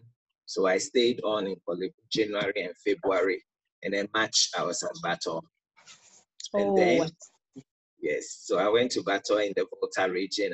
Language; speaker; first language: English; non-native, local second language; Akan